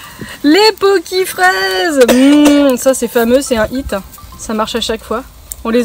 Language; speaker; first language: French; native; French